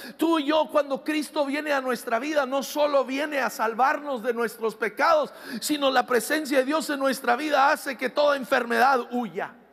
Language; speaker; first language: Spanish; non-native, fluent; English